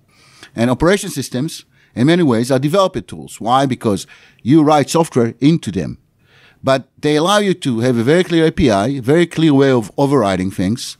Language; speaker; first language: English; non-native, fluent; Hebrew